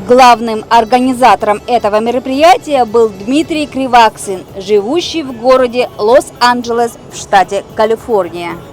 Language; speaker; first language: Russian; non-native, local second language; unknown